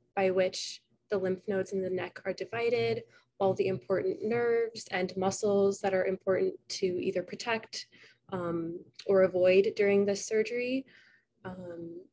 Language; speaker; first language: English; native; English